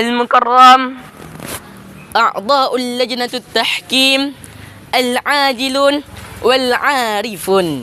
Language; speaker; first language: Arabic; non-native, learner; Indonesian